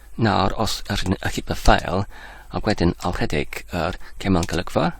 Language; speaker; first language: Welsh; non-native, learner; English